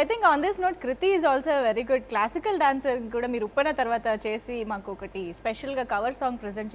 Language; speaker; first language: Telugu; native; Telugu